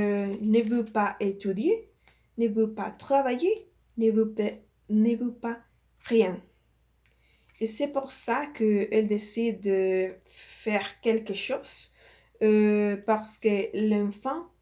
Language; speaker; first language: French; non-native, learner; Spanish